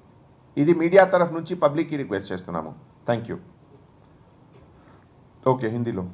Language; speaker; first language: Telugu; non-native, fluent; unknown